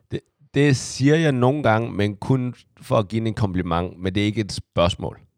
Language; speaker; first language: Danish; early bilingual, other home language; Chinese